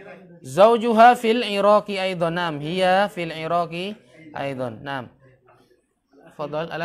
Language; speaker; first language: Arabic; non-native, fluent; Indonesian